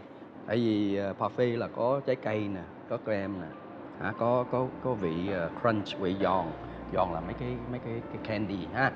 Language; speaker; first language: Vietnamese; early bilingual, heritage; Vietnamese